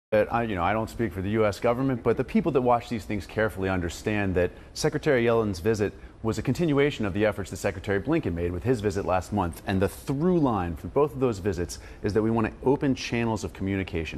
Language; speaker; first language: English; native; English